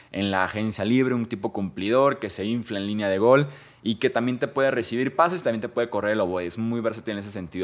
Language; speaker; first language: Spanish; native; Spanish